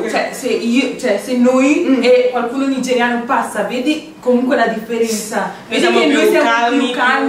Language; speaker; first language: Italian; early bilingual, other home language; English